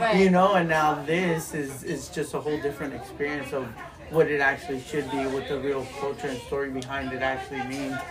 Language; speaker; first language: English; native; English